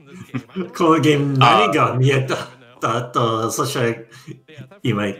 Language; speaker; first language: Japanese; non-native, learner; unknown